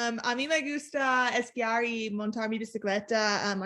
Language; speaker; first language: Spanish; non-native, learner; English